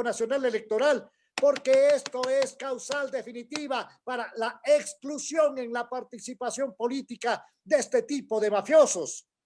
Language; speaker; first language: Spanish; native; Spanish